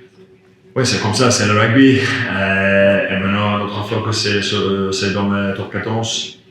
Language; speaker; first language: French; non-native, learner; English